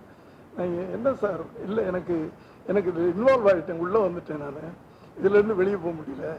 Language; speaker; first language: Tamil; native; Tamil